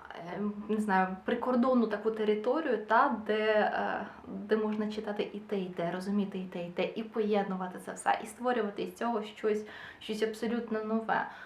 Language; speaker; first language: Ukrainian; non-native, local second language; Russian